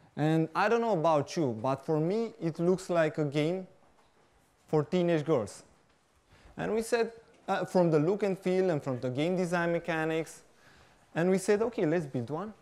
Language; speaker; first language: English; non-native, fluent; Romanian